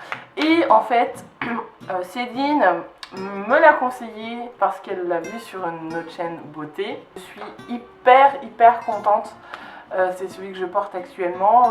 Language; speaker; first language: French; native; French